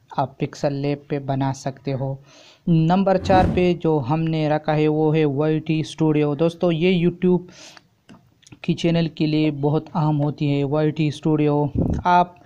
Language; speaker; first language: Urdu; non-native, local second language; Pashto